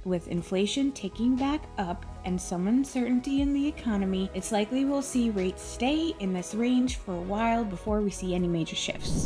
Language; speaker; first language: English; native; English